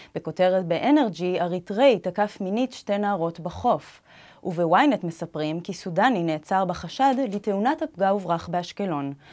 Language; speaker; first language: Hebrew; native; Hebrew